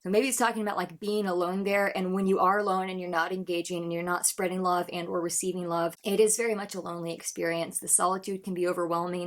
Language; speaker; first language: English; native; English